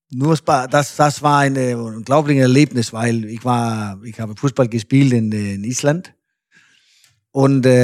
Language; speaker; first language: German; non-native, fluent; Danish